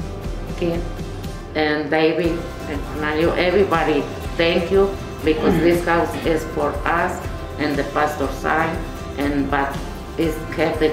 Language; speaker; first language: English; non-native, learner; Spanish